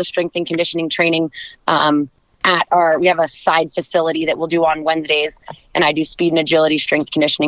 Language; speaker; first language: English; native; English